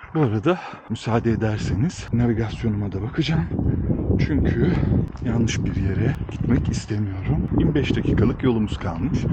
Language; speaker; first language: Turkish; early bilingual, heritage; Turkish